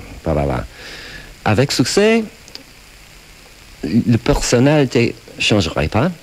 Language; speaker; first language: French; non-native, fluent; English